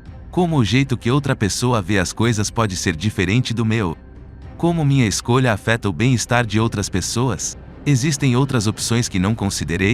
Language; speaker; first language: Portuguese; native; Portuguese